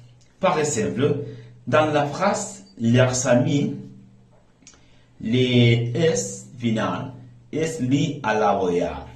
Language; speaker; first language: French; non-native, learner; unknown